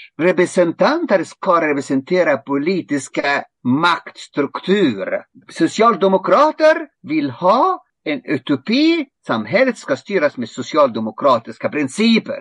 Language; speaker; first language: Swedish; non-native, fluent; Arabic